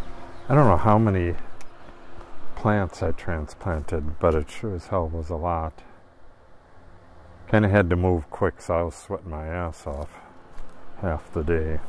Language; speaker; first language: English; native; English